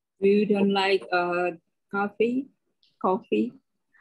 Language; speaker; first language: English; non-native, learner; Indonesian